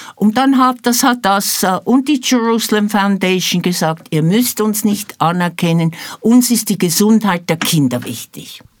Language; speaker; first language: German; native; German